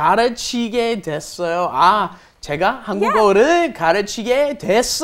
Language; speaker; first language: Korean; non-native, fluent; English